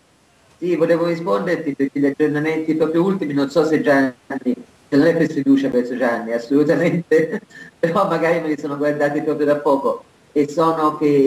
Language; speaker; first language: Italian; native; Italian